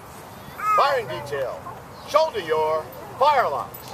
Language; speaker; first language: English; native; English